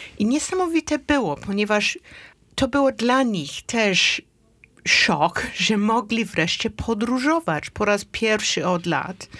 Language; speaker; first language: Polish; non-native, fluent; English